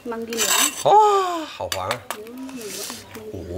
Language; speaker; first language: Chinese; non-native, fluent; Vietnamese